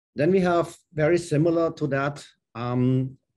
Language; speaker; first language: English; non-native, fluent; German